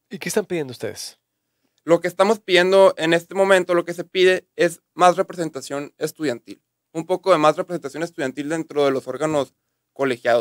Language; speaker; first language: Spanish; native; Spanish